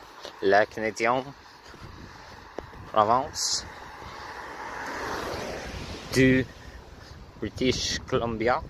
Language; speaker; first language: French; non-native, learner; English